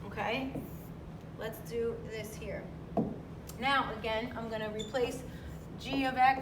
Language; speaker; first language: English; native; English